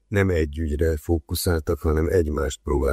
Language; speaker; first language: Hungarian; native; Hungarian